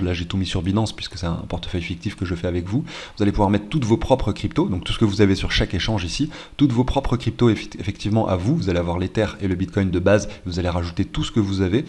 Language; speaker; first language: French; native; French